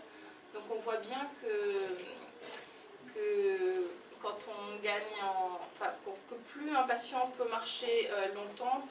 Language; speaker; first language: French; native; French